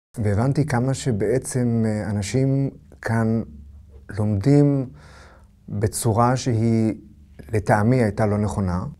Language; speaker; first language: Hebrew; native; Hebrew